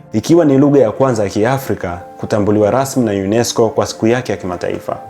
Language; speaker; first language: Swahili; native; Swahili